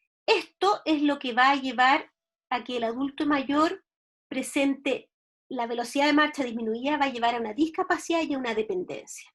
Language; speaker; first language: Spanish; native; Spanish